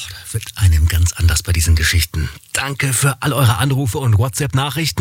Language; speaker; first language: German; native; German